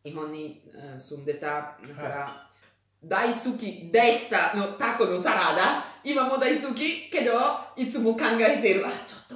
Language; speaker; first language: Japanese; non-native, learner; Italian